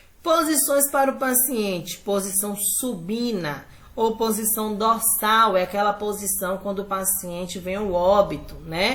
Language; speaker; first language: Portuguese; native; Portuguese